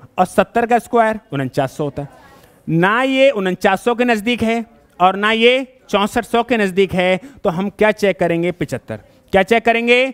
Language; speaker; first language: Hindi; native; Hindi